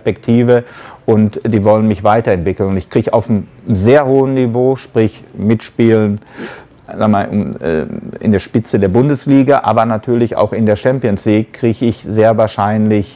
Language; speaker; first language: German; native; German